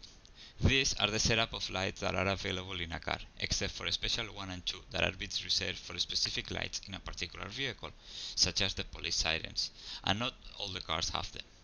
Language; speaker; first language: English; non-native, fluent; Spanish